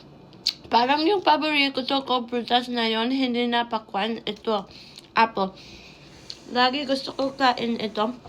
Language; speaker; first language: Filipino; early bilingual, heritage; Filipino